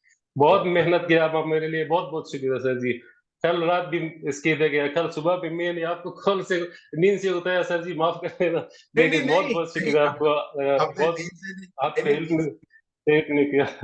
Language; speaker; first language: Hindi; non-native, learner; Persian